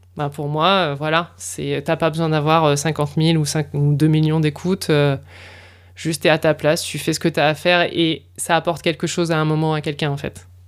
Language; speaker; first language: French; native; French